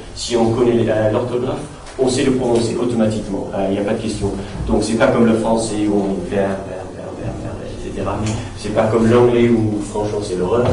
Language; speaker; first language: French; non-native, fluent; English